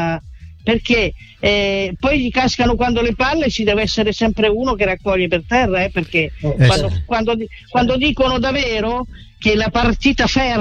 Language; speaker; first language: Italian; native; Italian